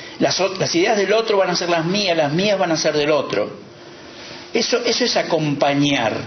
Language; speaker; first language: Spanish; native; Spanish